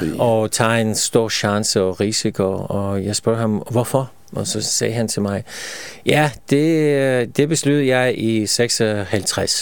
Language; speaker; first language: Danish; non-native, fluent; Russian